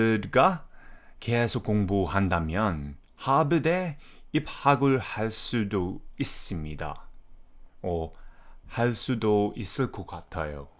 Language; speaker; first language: Korean; non-native, fluent; English